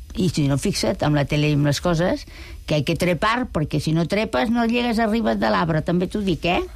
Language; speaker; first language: Catalan; non-native, local second language; Spanish